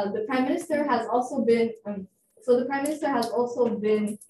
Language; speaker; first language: English; non-native, fluent; Amharic